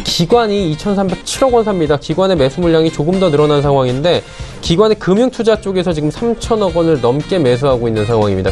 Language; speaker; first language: Korean; native; Korean